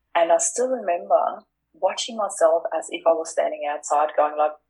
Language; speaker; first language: English; non-native, fluent; German